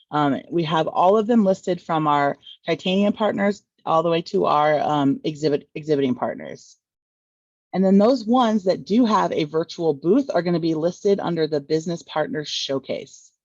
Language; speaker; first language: English; native; English